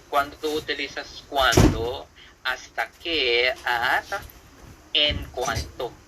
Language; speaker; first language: Spanish; non-native, fluent; Filipino